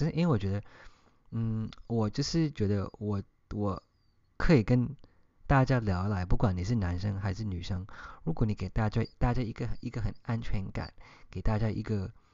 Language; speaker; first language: Chinese; early bilingual, heritage; English